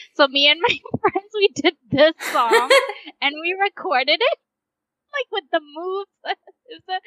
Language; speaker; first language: English; native; English